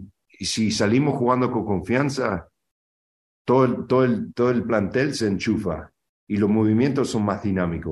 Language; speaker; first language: Spanish; early bilingual, other home language; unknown